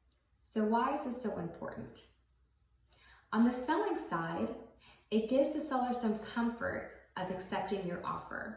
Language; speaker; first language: English; native; English